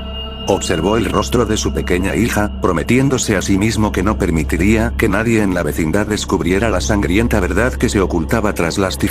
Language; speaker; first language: Spanish; native; Spanish